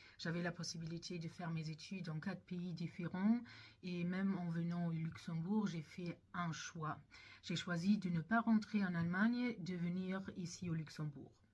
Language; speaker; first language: French; non-native, fluent; German